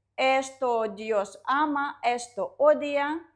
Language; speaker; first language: Spanish; non-native, learner; Russian